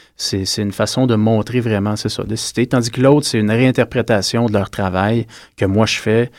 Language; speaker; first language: French; native; French